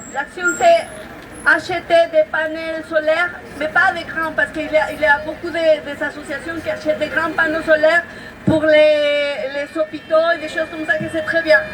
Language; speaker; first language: French; non-native, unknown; Spanish